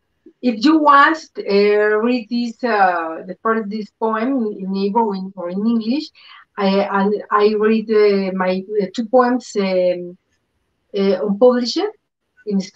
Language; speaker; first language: English; non-native, learner; Spanish